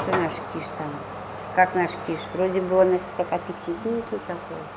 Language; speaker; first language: Russian; native; Russian